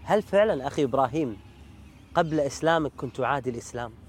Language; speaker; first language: Arabic; native; Arabic